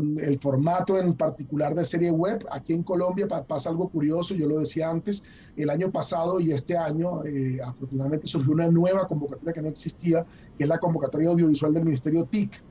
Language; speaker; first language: Spanish; native; Spanish